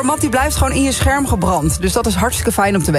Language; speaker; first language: Dutch; native; Dutch